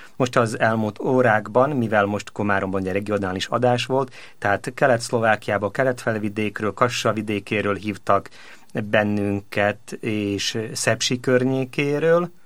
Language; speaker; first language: Hungarian; native; Hungarian